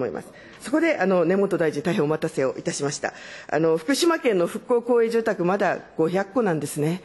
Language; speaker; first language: Japanese; native; Japanese